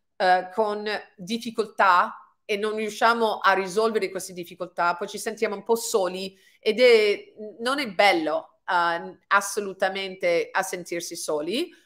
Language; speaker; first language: Italian; non-native, fluent; English